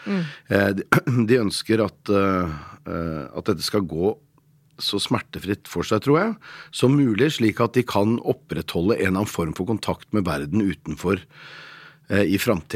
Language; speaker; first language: Norwegian; native; Norwegian